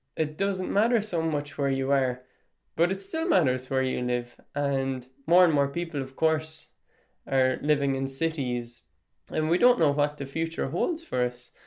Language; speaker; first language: English; non-native, local second language; Irish